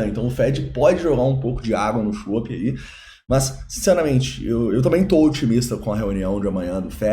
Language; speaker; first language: Portuguese; native; Portuguese